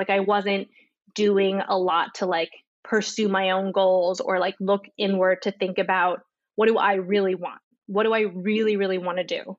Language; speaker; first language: English; native; English